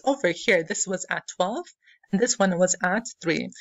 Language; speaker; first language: English; non-native, fluent; Arabic